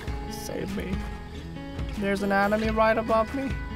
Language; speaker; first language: English; non-native, fluent; Korean